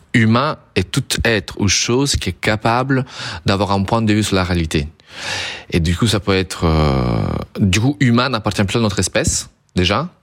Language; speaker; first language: French; non-native, fluent; Italian